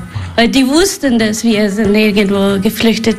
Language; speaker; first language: German; non-native, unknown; Persian